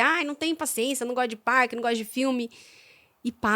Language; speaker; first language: Portuguese; native; Portuguese